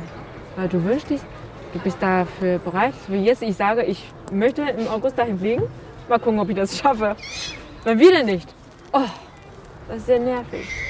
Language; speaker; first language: German; non-native, learner; Chinese